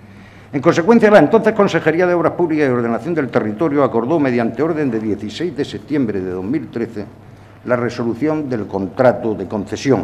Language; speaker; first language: Spanish; native; Spanish